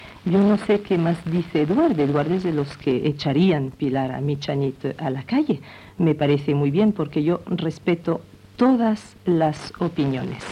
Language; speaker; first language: Spanish; non-native, local second language; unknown